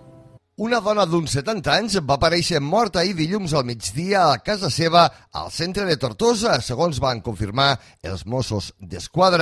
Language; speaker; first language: Catalan; native; Catalan